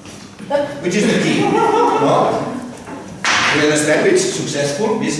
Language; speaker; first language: English; non-native, fluent; Catalan